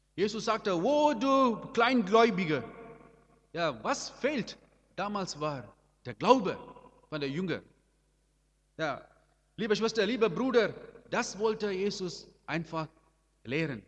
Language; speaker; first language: German; non-native, learner; Amharic